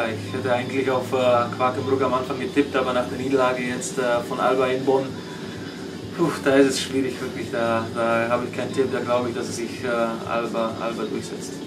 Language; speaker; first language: German; non-native, fluent; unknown